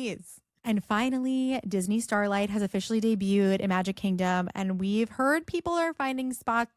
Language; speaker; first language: English; native; English